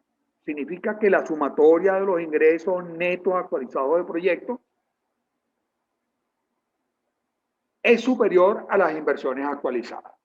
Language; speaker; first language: Spanish; native; Spanish